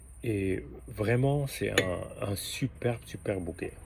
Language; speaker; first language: French; native; French